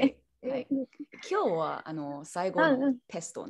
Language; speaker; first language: Japanese; non-native, learner; English